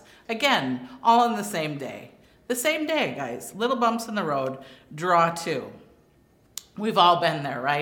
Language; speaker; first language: English; native; English